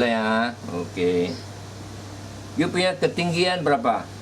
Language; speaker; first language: Malay; native; Malay